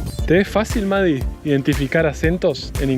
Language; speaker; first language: Spanish; native; Spanish